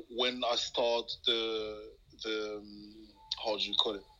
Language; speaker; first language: English; non-native, local second language; French